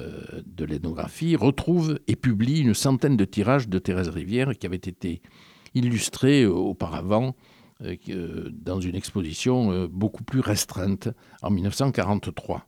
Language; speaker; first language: French; native; French